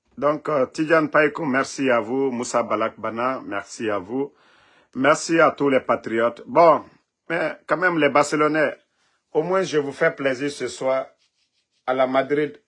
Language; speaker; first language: French; non-native, local second language; Mandingo